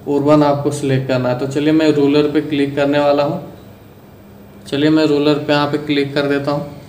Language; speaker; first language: Hindi; native; Hindi